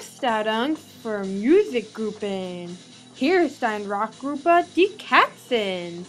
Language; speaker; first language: German; non-native, learner; English